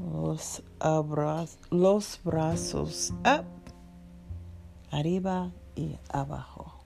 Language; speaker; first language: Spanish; non-native, learner; English